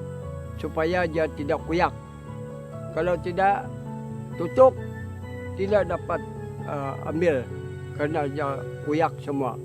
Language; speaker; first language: Indonesian; non-native, local second language; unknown